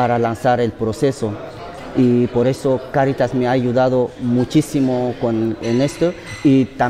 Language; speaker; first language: Spanish; non-native, fluent; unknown